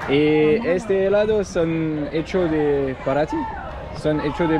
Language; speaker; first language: Spanish; non-native, learner; French